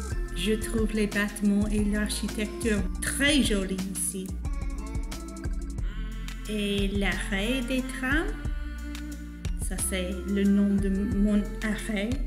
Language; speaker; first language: French; non-native, fluent; English